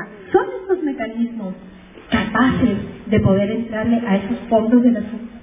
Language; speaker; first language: Spanish; native; Spanish